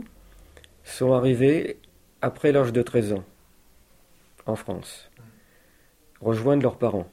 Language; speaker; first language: French; native; French